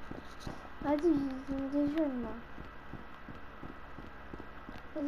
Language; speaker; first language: French; native; French